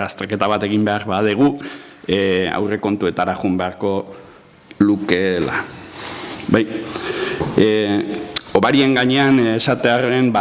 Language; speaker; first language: Basque; native; Basque